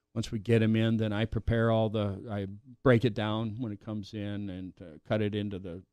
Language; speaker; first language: English; native; English